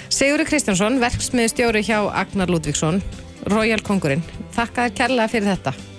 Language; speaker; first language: Icelandic; native; Icelandic